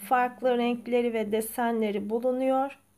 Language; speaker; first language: Turkish; native; Turkish